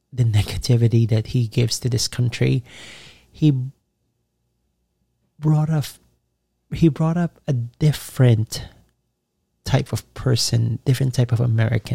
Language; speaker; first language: English; non-native, local second language; Filipino